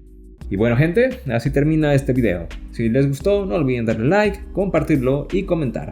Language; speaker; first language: Spanish; native; Spanish